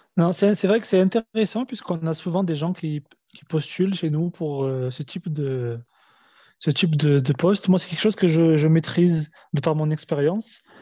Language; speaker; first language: French; early bilingual, other home language; Arabic